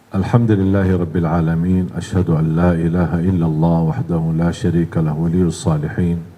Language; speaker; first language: Malay; non-native, fluent; Arabic